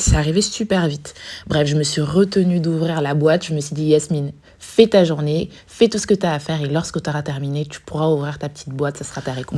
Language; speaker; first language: French; native; French